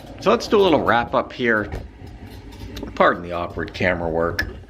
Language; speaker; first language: English; native; English